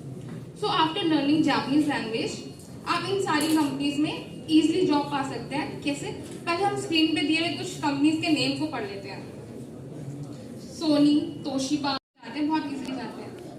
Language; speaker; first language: Hindi; native; Hindi